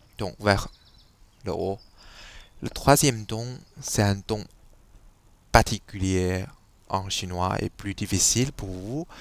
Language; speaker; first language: French; non-native, fluent; Chinese